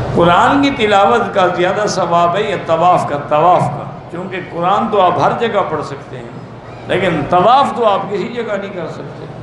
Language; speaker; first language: Urdu; native; Urdu